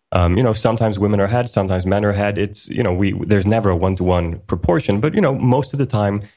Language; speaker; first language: English; early bilingual, other home language; Swedish